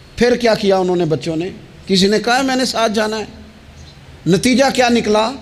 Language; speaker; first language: Urdu; non-native, local second language; Punjabi